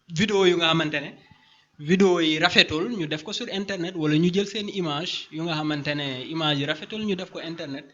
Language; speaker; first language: Wolof; non-native, local second language; Fula